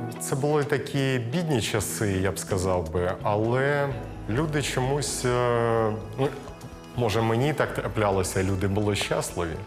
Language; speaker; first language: Ukrainian; non-native, local second language; Russian